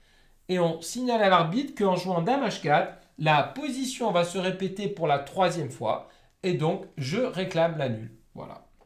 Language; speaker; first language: French; native; French